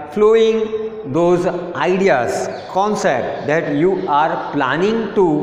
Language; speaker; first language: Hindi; non-native, local second language; Gujarati